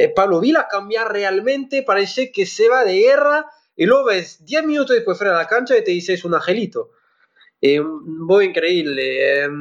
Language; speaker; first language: Spanish; non-native, fluent; French